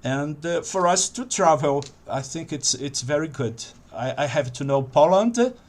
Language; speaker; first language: English; non-native, fluent; Portuguese